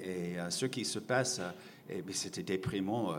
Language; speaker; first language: French; non-native, fluent; English